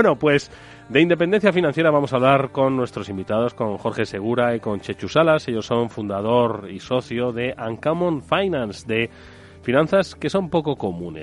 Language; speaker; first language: Spanish; native; Spanish